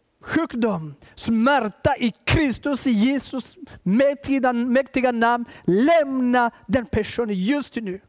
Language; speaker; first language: Swedish; non-native, fluent; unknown